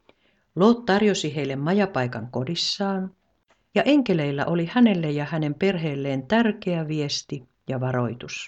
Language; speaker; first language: Finnish; native; Finnish